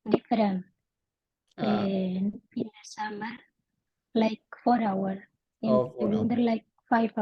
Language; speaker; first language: English; non-native, learner; Indonesian